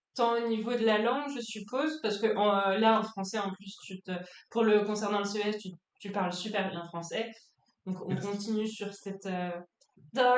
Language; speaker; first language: French; native; French